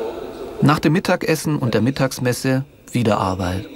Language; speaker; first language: German; native; German